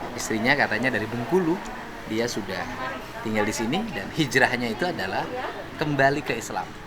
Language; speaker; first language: Indonesian; non-native, local second language; Sundanese